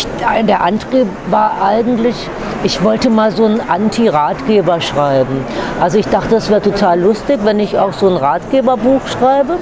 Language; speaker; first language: German; native; German